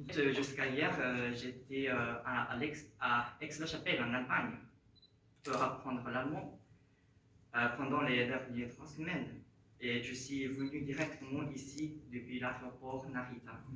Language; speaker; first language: French; non-native, fluent; Japanese